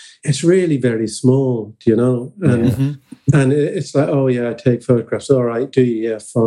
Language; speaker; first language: English; native; English